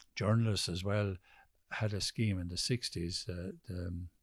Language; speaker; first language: English; native; English